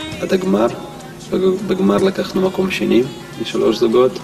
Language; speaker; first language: Hebrew; non-native, fluent; Russian